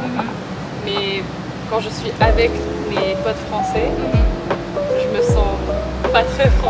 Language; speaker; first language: French; early bilingual, heritage; French